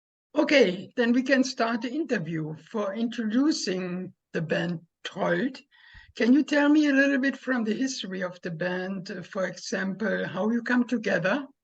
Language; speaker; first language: English; non-native, learner; German